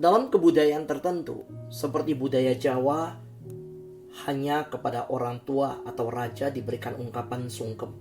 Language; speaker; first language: Indonesian; native; Indonesian